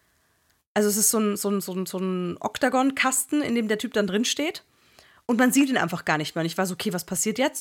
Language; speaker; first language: German; native; German